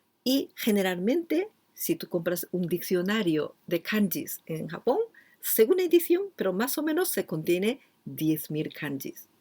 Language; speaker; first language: Spanish; non-native, fluent; Japanese